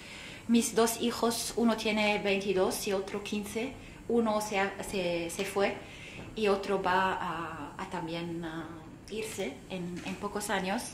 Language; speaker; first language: Spanish; non-native, fluent; Arabic